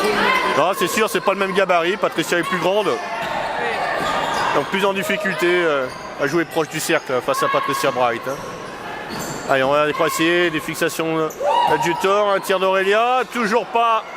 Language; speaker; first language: French; native; French